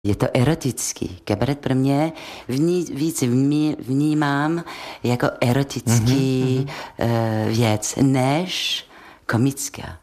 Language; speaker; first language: Czech; non-native, fluent; French